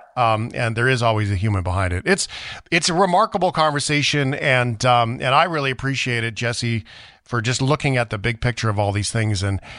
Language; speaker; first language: English; native; English